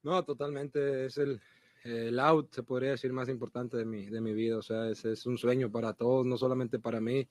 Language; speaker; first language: Spanish; native; Spanish